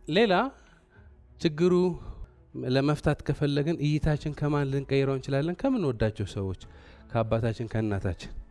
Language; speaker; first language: Amharic; non-native, local second language; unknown